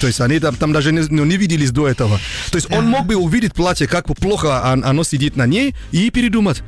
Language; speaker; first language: Russian; non-native, fluent; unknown